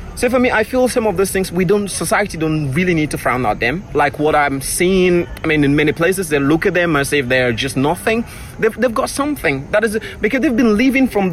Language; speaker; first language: English; non-native, local second language; Krio